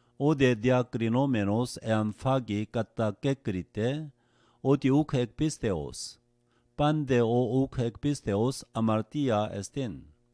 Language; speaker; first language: Greek; non-native, fluent; Korean